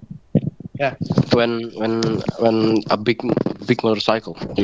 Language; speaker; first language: English; non-native, learner; Indonesian